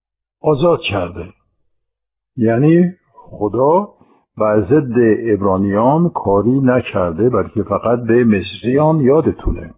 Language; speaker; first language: Persian; non-native, fluent; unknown